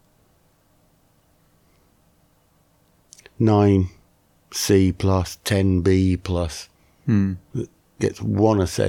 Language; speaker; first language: English; native; English